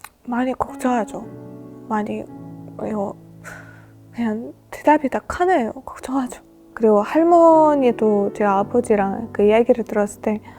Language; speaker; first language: Korean; non-native, fluent; Russian